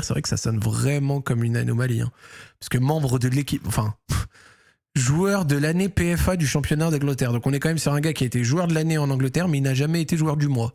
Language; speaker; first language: French; native; French